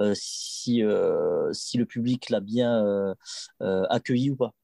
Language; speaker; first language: French; native; French